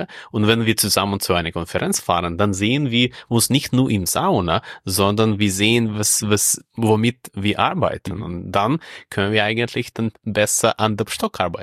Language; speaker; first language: German; non-native, fluent; Russian